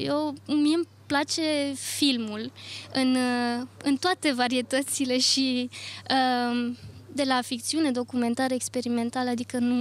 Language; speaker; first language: Romanian; early bilingual, other home language; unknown